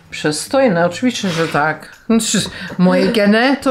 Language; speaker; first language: Polish; non-native, fluent; English